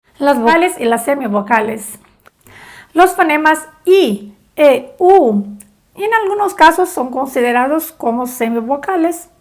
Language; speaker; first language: Spanish; non-native, fluent; Portuguese